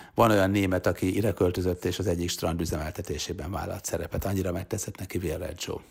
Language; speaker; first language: Hungarian; native; Hungarian